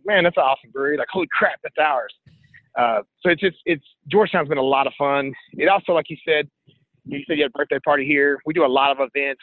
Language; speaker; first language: English; native; English